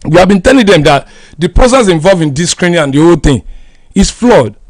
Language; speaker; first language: English; non-native, local second language; Yoruba